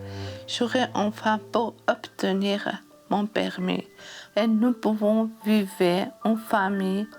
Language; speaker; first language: French; non-native, learner; Georgian